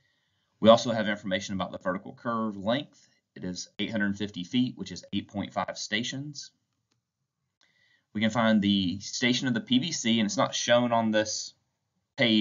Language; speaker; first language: English; native; English